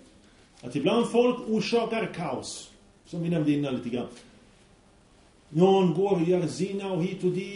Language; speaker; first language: Swedish; early bilingual, other home language; Arabic